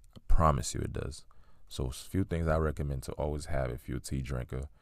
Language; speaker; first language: English; early bilingual, other home language; Haitian Creole